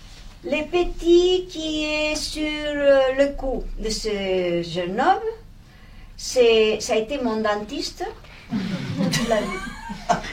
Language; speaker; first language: French; non-native, fluent; Spanish